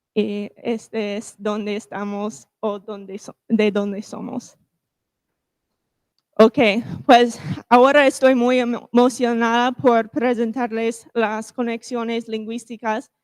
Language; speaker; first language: Spanish; non-native, fluent; English